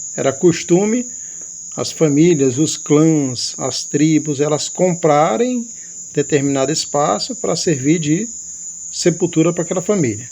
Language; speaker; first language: Portuguese; native; Portuguese